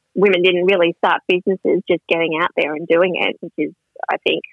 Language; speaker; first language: English; native; English